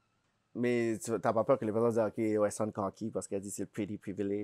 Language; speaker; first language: French; native; French